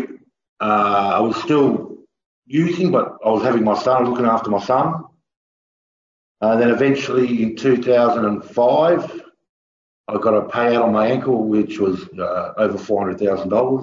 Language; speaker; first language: English; native; English